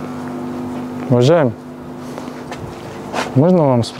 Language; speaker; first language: Russian; non-native, learner; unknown